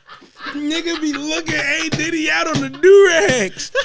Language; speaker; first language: English; native; English